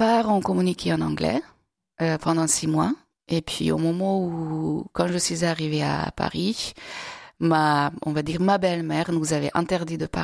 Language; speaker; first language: French; non-native, fluent; Hungarian